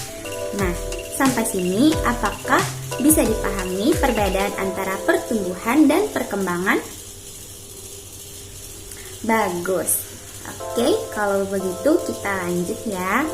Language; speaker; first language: Indonesian; non-native, local second language; Banjar